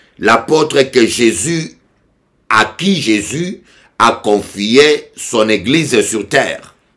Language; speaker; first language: French; non-native, local second language; Lingala